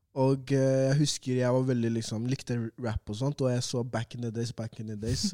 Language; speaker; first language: Norwegian; early bilingual, other home language; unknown